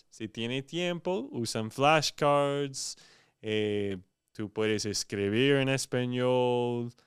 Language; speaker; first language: Spanish; non-native, fluent; English